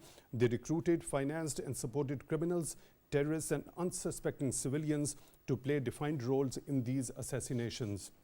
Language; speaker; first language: English; non-native, local second language; Urdu